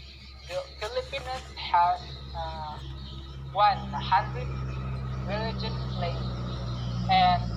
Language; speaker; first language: English; non-native, learner; Indonesian